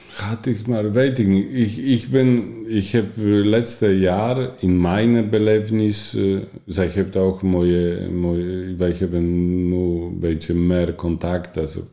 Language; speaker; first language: German; non-native, learner; Polish